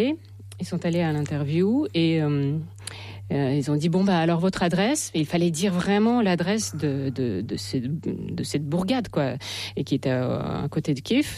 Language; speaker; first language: French; non-native, fluent; Russian